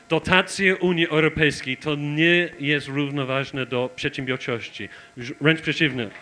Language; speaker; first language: Polish; non-native, learner; English